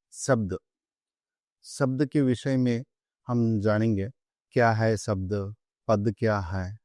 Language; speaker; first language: Hindi; non-native, local second language; Telugu